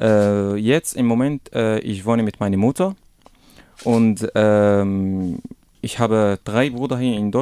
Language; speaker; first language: German; non-native, learner; Arabic